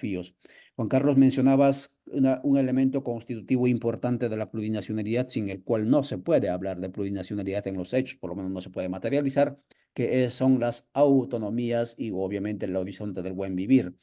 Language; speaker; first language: Spanish; native; Spanish